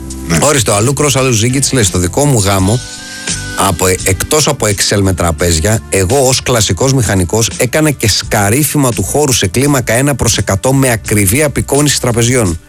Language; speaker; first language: Greek; native; Greek